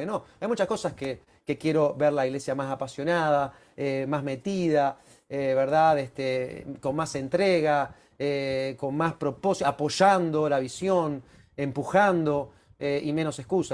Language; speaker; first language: Spanish; native; Spanish